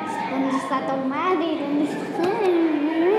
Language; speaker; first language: Spanish; non-native, learner; Arabic